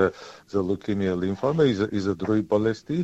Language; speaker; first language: Macedonian; early bilingual, heritage; Macedonian